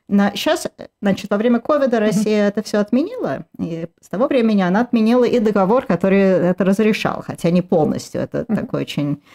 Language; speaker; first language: Russian; early bilingual, heritage; Russian